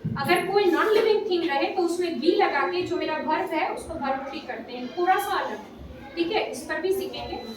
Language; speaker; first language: Hindi; native; Hindi